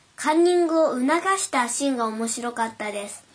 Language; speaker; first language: Japanese; non-native, learner; Chinese